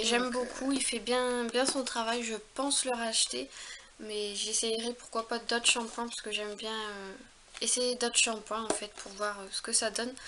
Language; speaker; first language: French; native; French